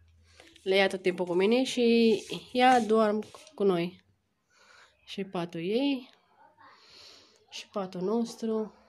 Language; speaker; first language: Romanian; non-native, learner; Filipino